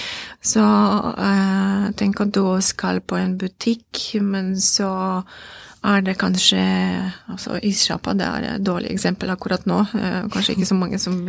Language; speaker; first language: Norwegian; non-native, fluent; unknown